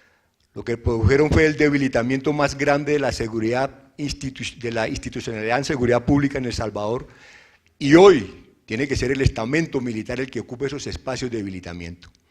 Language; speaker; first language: Spanish; native; Spanish